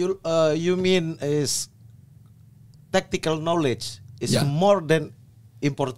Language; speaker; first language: English; non-native, learner; Indonesian